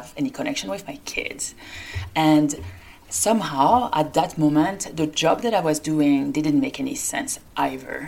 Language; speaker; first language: English; non-native, fluent; French